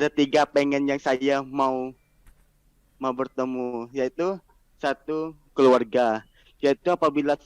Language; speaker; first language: Indonesian; non-native, learner; Malay